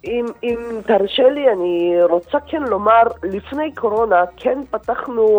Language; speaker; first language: Hebrew; non-native, fluent; Korean